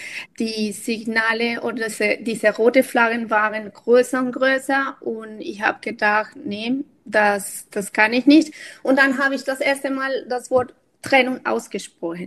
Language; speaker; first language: German; non-native, fluent; Spanish